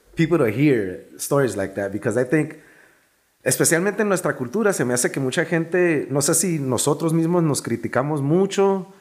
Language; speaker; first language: Spanish; early bilingual, heritage; Spanish